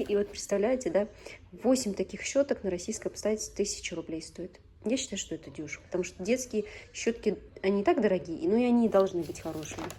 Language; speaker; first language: Russian; native; Russian